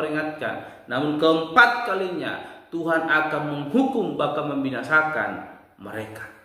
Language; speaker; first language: Indonesian; native; Indonesian